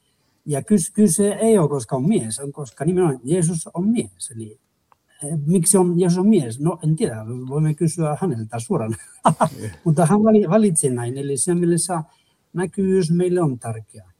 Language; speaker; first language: Finnish; non-native, fluent; Spanish